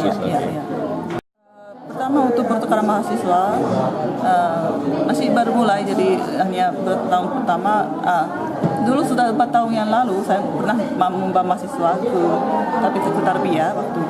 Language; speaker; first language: Indonesian; non-native, fluent; Japanese